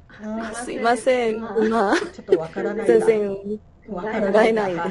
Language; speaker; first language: Japanese; non-native, learner; Spanish